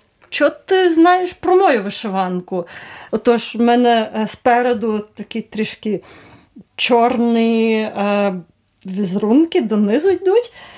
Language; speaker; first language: Ukrainian; native; Ukrainian